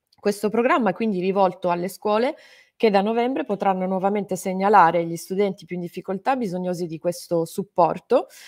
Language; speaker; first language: Italian; native; Italian